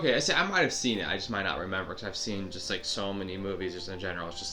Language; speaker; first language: English; native; English